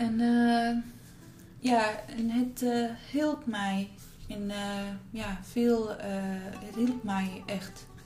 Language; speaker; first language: Dutch; non-native, learner; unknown